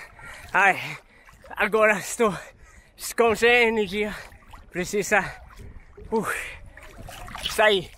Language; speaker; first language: Portuguese; non-native, fluent; Swedish